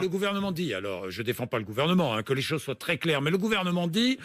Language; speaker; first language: French; native; French